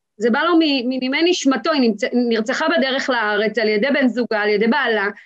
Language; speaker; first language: Hebrew; early bilingual, other home language; Amharic